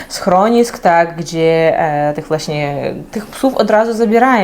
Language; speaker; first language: Polish; non-native, fluent; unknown